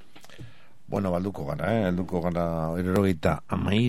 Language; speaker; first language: Basque; native; Basque